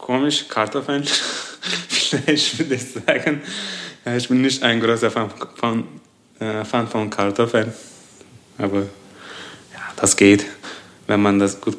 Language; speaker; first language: German; non-native, fluent; Turkish